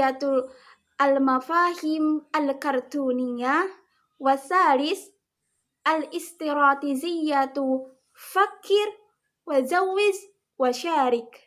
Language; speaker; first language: Arabic; non-native, learner; Indonesian